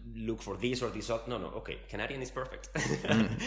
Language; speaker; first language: English; non-native, fluent; Spanish